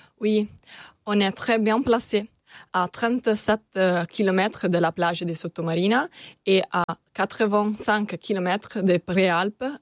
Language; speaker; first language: French; non-native, learner; Italian